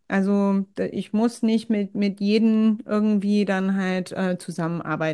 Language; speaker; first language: German; non-native, fluent; English